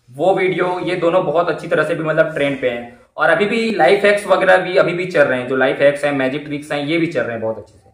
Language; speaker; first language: Hindi; native; Hindi